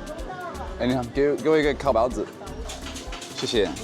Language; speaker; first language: Chinese; non-native, fluent; English